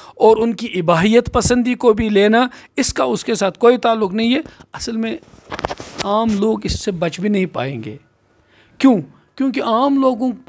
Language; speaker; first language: Urdu; non-native, local second language; Kashmiri